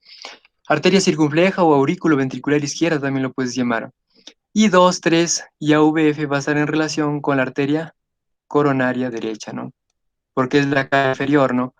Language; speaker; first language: Spanish; native; Spanish